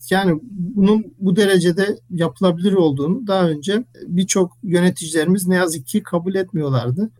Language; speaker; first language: Turkish; early bilingual, heritage; Turkish